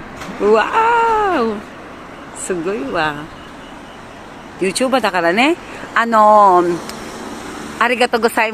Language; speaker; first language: Japanese; non-native, learner; Filipino